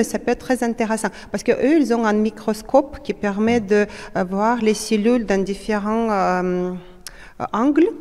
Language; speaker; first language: French; non-native, fluent; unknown